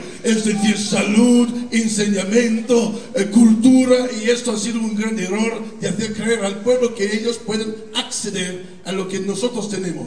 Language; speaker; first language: Spanish; non-native, fluent; Italian